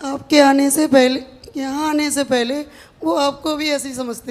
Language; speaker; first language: Hindi; native; Hindi